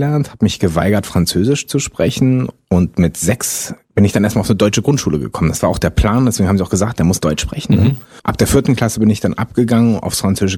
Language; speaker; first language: German; non-native, local second language; French